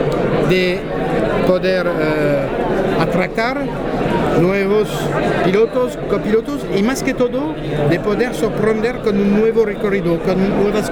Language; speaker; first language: Spanish; non-native, fluent; French